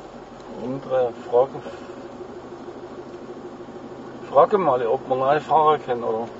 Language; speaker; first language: German; native; German